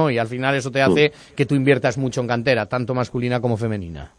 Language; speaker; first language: Spanish; native; Spanish